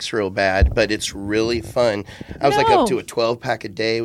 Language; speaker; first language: English; native; English